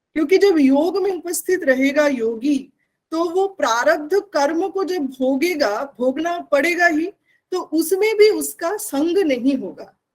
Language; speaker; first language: Hindi; non-native, local second language; Bangla